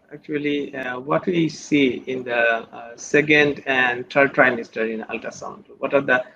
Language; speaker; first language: English; non-native, local second language; Bangla